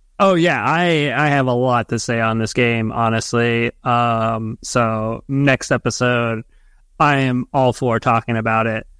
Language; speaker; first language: English; native; English